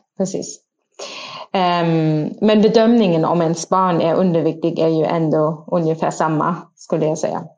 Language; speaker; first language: Swedish; non-native, fluent; German